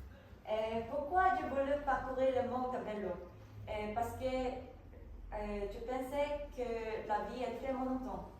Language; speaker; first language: French; non-native, learner; Korean